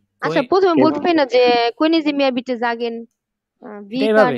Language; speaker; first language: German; non-native, learner; Bangla